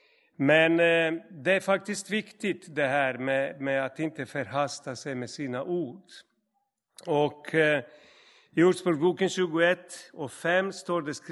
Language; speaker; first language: Swedish; non-native, fluent; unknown